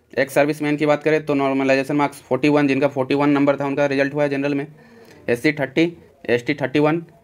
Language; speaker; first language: Hindi; native; Hindi